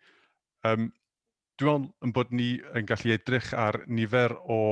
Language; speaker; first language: Welsh; native; Welsh